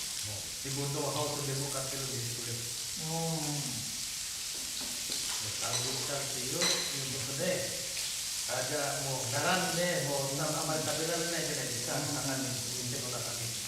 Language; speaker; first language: Japanese; non-native, fluent; Filipino